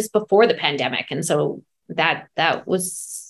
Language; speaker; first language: English; native; English